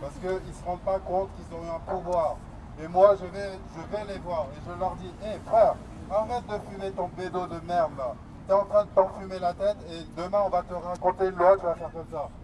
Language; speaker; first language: French; native; French